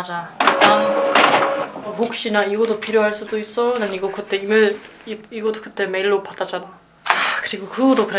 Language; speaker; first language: Korean; non-native, fluent; German